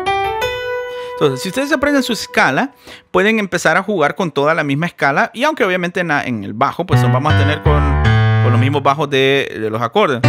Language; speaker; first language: Spanish; native; Spanish